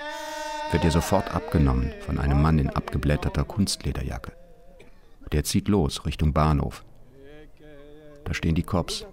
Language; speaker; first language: German; native; German